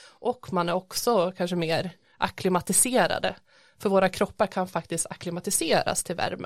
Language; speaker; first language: Swedish; native; Swedish